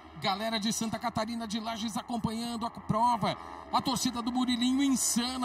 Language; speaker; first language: Portuguese; native; Portuguese